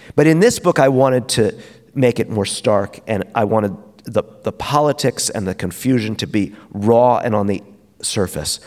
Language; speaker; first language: English; native; English